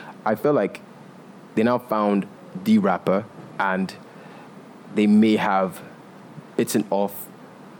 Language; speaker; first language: English; non-native, local second language; Yoruba